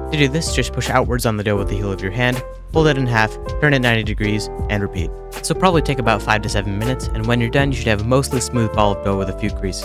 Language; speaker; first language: English; native; English